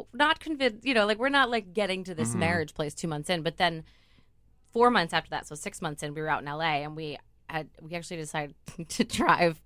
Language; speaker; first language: English; native; English